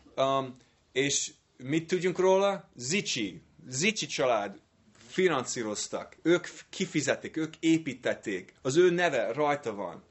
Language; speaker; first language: Hungarian; non-native, fluent; English